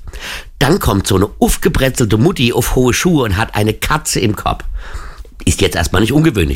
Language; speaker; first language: German; native; German